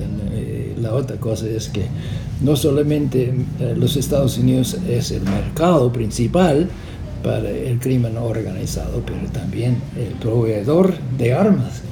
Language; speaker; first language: Spanish; non-native, fluent; English